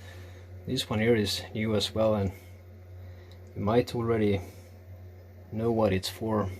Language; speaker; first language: English; non-native, fluent; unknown